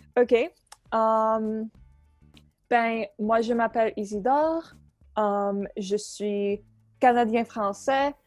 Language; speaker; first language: French; native; French